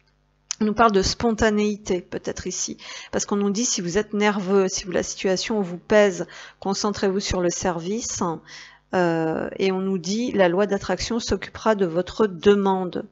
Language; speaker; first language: French; native; French